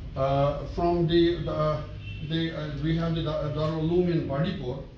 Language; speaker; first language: English; non-native, local second language; Kashmiri